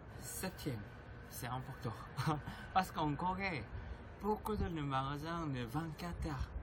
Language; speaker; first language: French; non-native, learner; Korean